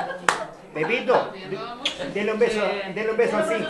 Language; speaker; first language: Spanish; native; Spanish